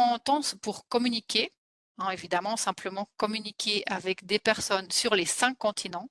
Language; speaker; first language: French; non-native, fluent; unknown